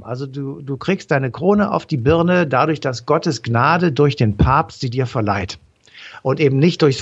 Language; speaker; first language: German; native; German